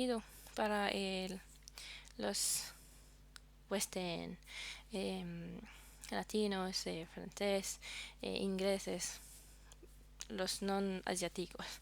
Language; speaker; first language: Spanish; non-native, fluent; French